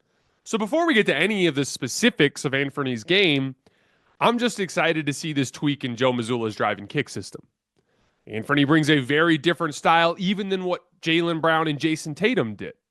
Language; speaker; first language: English; native; English